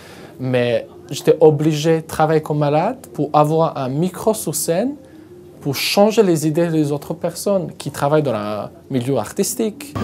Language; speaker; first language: French; non-native, fluent; Serbian